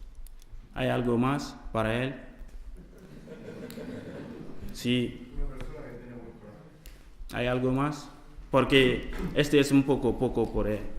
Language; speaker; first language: Spanish; non-native, learner; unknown